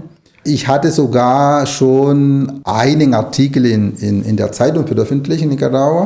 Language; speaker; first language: German; non-native, fluent; Spanish